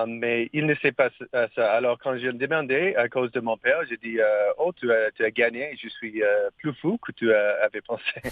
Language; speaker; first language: French; non-native, learner; English